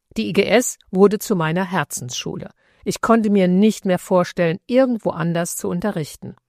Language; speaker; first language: German; early bilingual, other home language; Italian